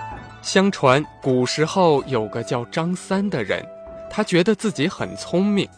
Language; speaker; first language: Chinese; native; Chinese